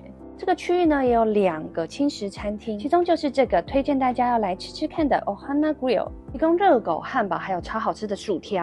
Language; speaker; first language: Chinese; native; Chinese